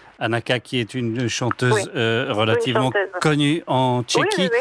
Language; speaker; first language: French; native; French